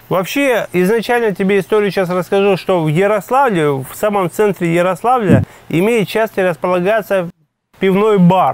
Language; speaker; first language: Russian; native; Russian